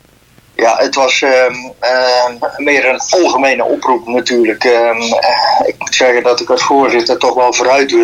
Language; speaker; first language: Dutch; native; Dutch